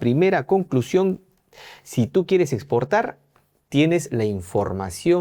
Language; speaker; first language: Spanish; native; Spanish